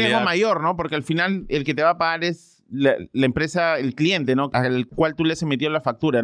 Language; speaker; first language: Spanish; native; Spanish